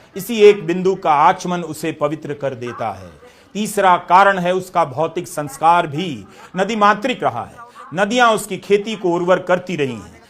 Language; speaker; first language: Hindi; non-native, local second language; Bhojpuri